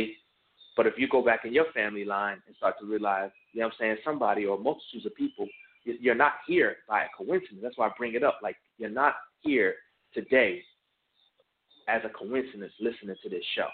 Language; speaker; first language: English; native; English